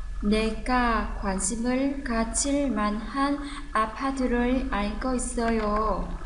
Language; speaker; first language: Korean; non-native, fluent; Vietnamese